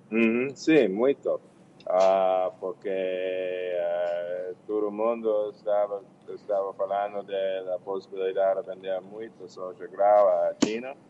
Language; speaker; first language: Portuguese; non-native, learner; English